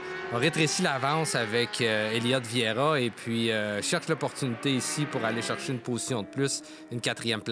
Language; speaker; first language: French; native; French